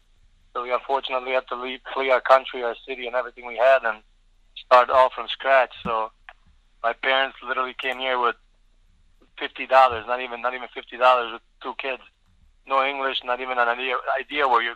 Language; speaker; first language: English; early bilingual, other home language; Bosnian